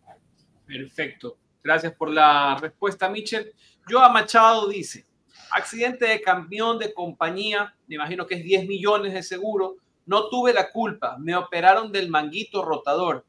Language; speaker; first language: Spanish; native; Spanish